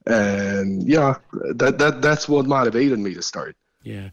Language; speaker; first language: English; non-native, fluent; Italian